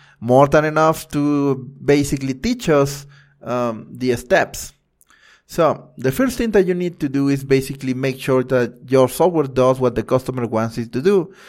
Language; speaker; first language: English; non-native, fluent; Spanish